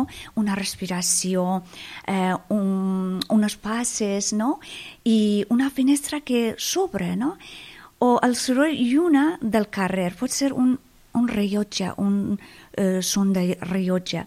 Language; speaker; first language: Catalan; non-native, fluent; Persian